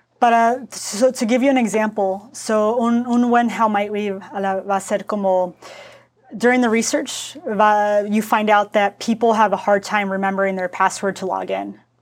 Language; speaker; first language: English; early bilingual, other home language; Spanish